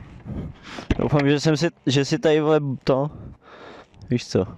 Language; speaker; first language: Czech; native; Czech